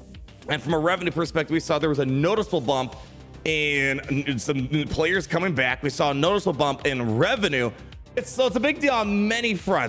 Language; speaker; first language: English; native; English